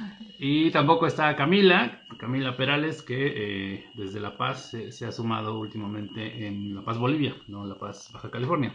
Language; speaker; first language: Spanish; native; Spanish